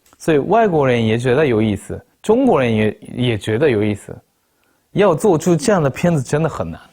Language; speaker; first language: Chinese; non-native, fluent; Japanese